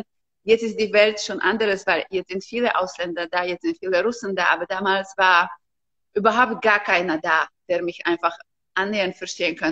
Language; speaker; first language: German; non-native, fluent; Slovak